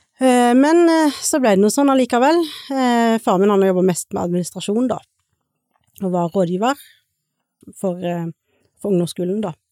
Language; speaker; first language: Norwegian; native; Norwegian